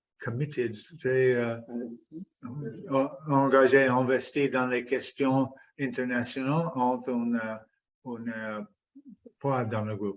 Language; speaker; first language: French; non-native, fluent; English